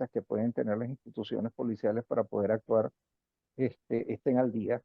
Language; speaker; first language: Spanish; native; Spanish